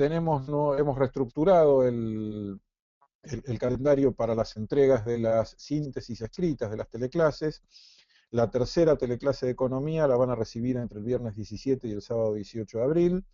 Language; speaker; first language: Spanish; native; Spanish